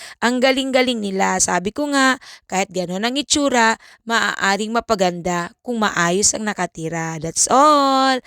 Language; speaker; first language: Filipino; native; Filipino